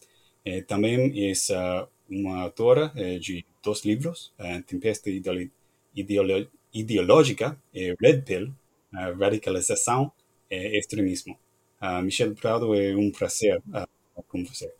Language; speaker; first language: Portuguese; non-native, learner; English